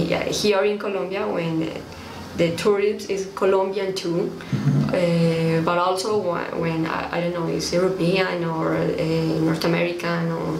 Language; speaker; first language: English; non-native, learner; Spanish